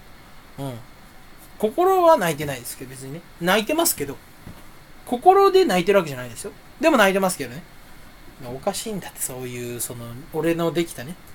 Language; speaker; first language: Japanese; native; Japanese